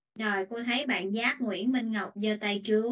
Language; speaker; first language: Vietnamese; native; Vietnamese